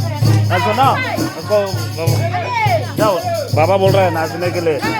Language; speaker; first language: Hindi; non-native, local second language; Bangla